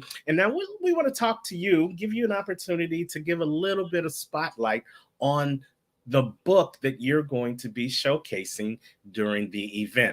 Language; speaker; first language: English; native; English